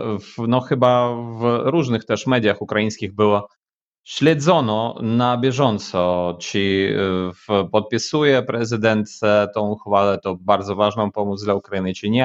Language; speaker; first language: Polish; non-native, fluent; Ukrainian